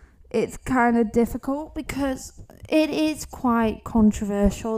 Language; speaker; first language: English; native; English